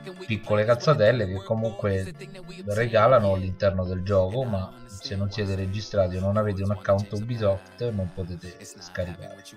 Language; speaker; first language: Italian; native; Italian